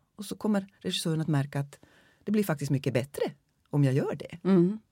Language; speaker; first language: Swedish; native; Swedish